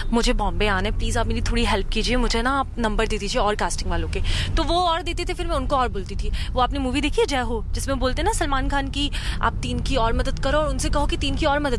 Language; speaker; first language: Hindi; native; Hindi